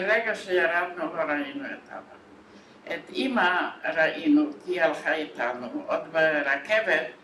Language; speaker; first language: Hebrew; non-native, fluent; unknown